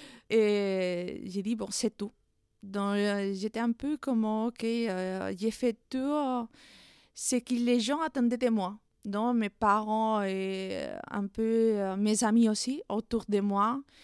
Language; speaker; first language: French; non-native, fluent; Spanish